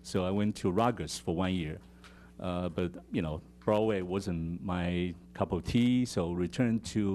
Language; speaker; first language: English; non-native, fluent; Chinese